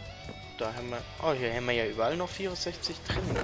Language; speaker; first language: German; native; German